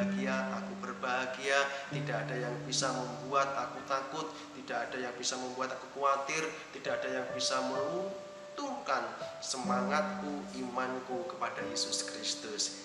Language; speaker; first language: Indonesian; native; Indonesian